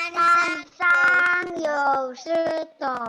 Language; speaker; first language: Chinese; non-native, learner; Indonesian